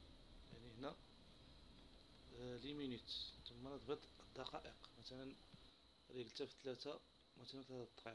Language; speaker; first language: French; non-native, local second language; Arabic